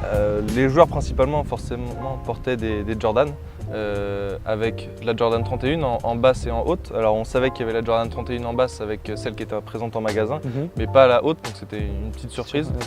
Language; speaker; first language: French; native; French